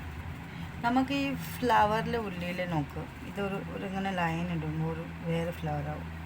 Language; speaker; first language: Malayalam; non-native, fluent; Hindi